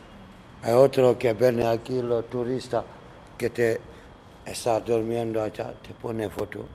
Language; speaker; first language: Spanish; non-native, learner; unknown